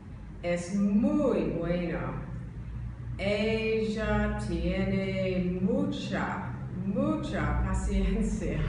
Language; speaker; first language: Spanish; non-native, learner; English